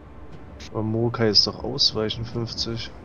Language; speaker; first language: German; native; German